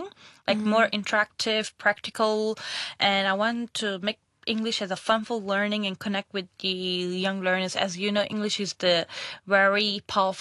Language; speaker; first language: English; non-native, local second language; Urdu